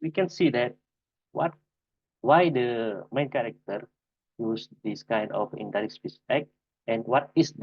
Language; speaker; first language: English; non-native, learner; Indonesian